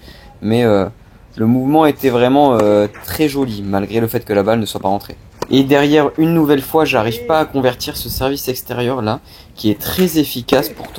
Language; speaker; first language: French; native; French